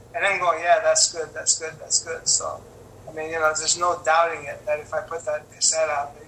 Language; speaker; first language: English; native; English